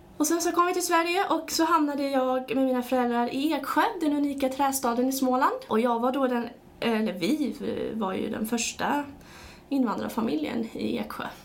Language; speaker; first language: Swedish; early bilingual, other home language; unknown